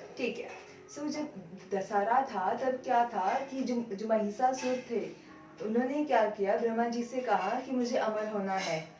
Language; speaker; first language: Hindi; non-native, local second language; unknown